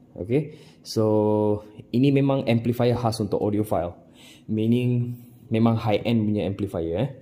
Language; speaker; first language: Malay; non-native, local second language; Tamil